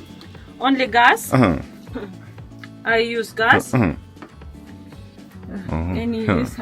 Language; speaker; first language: English; non-native, learner; Russian